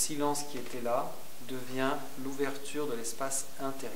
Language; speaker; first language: French; native; French